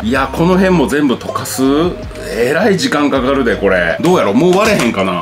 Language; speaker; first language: Japanese; native; Japanese